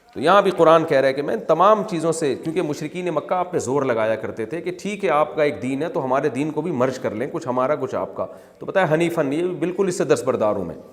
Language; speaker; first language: Urdu; native; Urdu